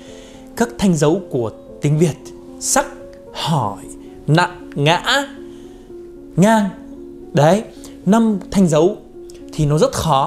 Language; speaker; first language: Vietnamese; non-native, fluent; Arabic